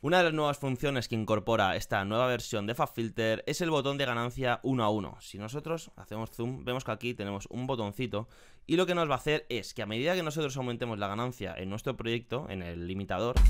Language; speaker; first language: Spanish; native; Spanish